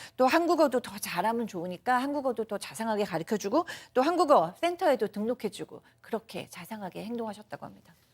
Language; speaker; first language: Korean; native; Korean